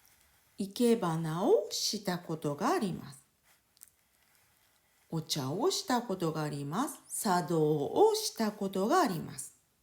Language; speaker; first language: Japanese; non-native, fluent; French